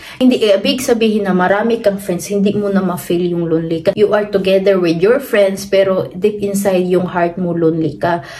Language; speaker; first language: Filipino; non-native, local second language; Cebuano